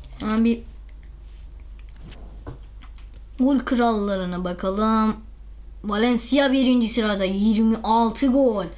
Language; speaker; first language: Turkish; non-native, learner; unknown